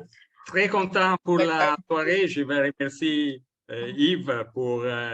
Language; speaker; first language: French; non-native, learner; Italian